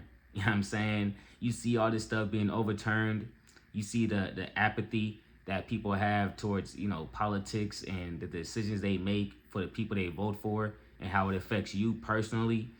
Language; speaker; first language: English; native; English